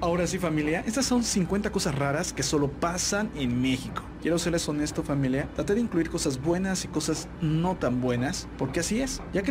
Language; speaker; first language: Spanish; native; Spanish